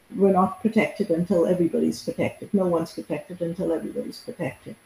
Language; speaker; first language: English; native; English